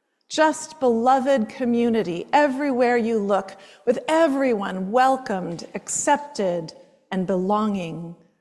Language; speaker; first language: English; native; English